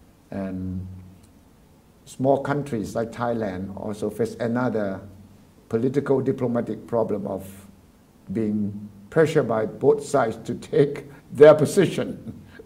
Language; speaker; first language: English; non-native, fluent; Thai